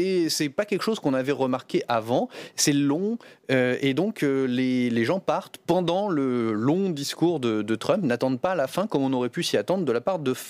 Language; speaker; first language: French; native; French